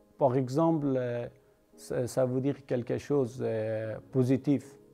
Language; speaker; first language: French; non-native, learner; Persian